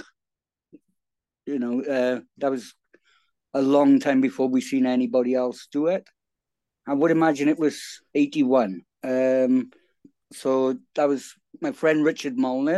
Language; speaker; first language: English; native; English